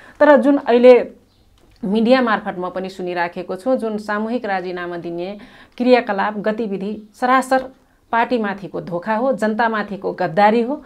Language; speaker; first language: Nepali; non-native, local second language; Rana Tharu